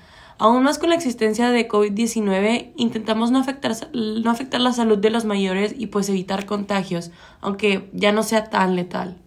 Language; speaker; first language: Spanish; native; Spanish